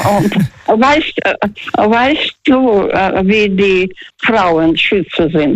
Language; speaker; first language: German; non-native, fluent; Russian